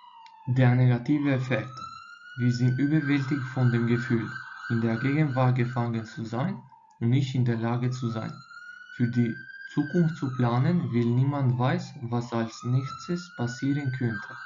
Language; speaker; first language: German; non-native, fluent; Albanian